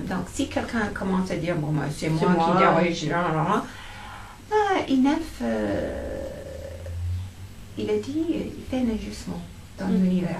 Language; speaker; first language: French; non-native, fluent; English